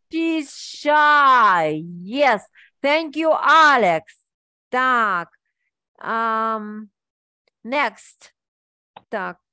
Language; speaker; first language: English; non-native, fluent; Ukrainian